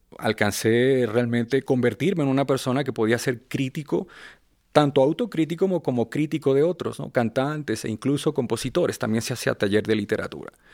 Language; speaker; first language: Spanish; native; Spanish